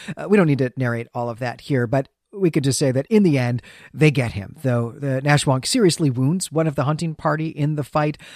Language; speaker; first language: English; native; English